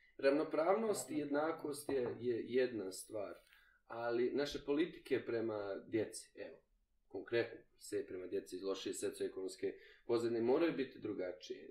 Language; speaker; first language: Bosnian; native; Bosnian